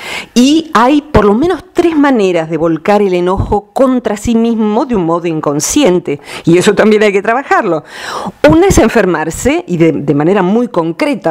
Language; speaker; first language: Spanish; native; Spanish